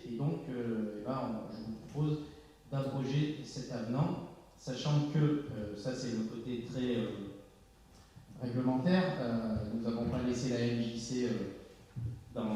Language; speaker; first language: French; native; French